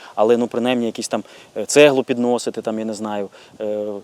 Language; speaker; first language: Ukrainian; native; Ukrainian